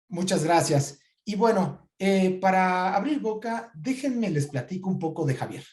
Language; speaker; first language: Spanish; native; Spanish